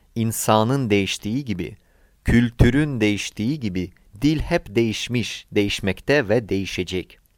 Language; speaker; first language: Turkish; non-native, fluent; Ukrainian